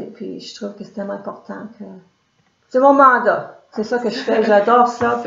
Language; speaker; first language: French; native; French